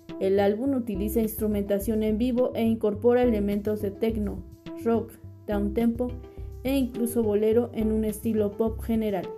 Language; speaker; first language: Spanish; native; Spanish